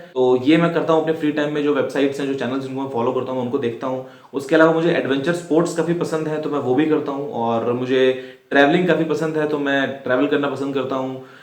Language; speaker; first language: Hindi; native; Hindi